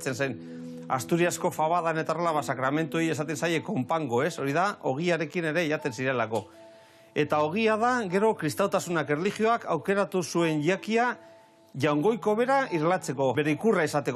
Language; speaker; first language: Basque; native; Basque